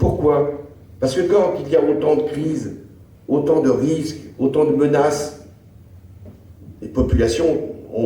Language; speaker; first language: French; native; French